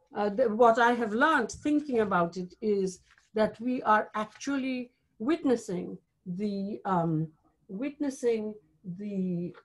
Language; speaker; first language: English; non-native, local second language; Bangla